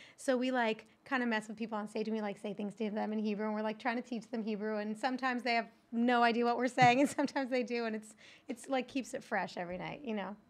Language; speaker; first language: English; native; English